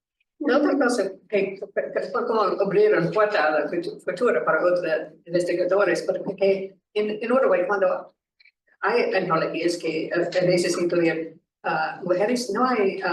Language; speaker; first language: Spanish; non-native, learner; English